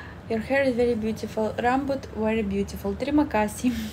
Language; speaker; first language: English; non-native, learner; Russian